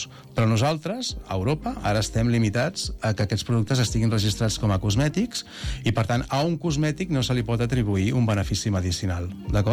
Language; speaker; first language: Catalan; native; Catalan